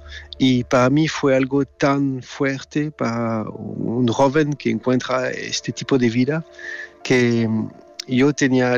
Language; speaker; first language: Spanish; non-native, learner; French